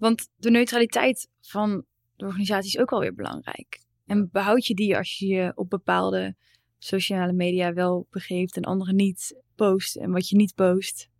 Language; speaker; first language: Dutch; native; Dutch